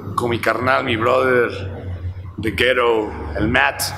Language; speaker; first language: Spanish; native; Spanish